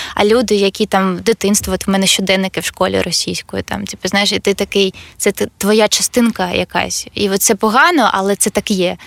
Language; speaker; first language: Ukrainian; non-native, local second language; Russian